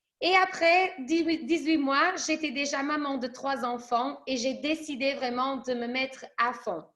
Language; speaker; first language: French; early bilingual, other home language; Portuguese